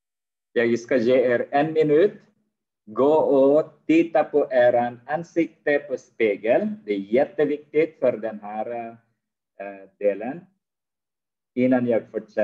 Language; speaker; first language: Swedish; non-native, fluent; Arabic